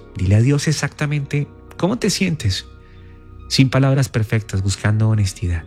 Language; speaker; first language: Spanish; native; Spanish